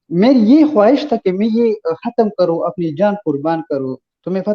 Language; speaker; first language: Hindi; non-native, learner; Pashto